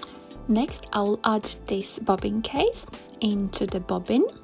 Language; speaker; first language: English; non-native, fluent; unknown